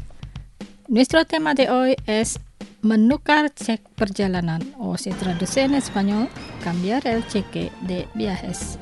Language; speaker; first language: Spanish; non-native, fluent; Indonesian